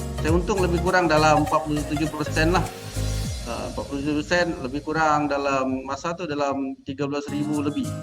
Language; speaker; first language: Malay; native; Malay